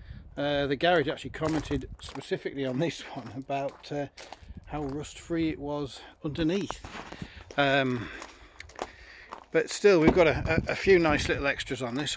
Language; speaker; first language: English; native; English